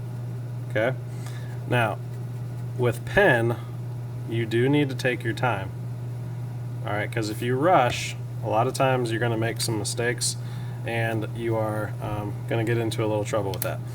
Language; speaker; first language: English; native; English